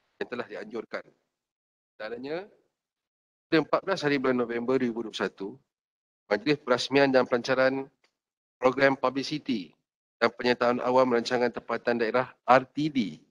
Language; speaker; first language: Malay; native; Malay